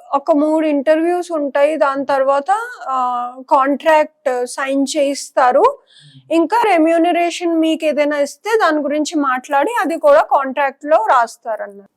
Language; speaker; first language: Telugu; non-native, local second language; Punjabi